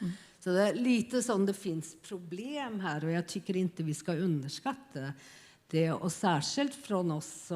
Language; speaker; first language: Swedish; non-native, fluent; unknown